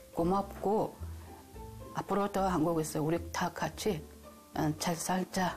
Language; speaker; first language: Korean; non-native, fluent; Mongolian